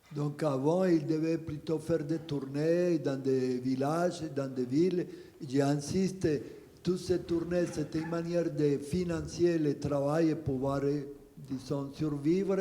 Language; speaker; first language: French; non-native, fluent; Spanish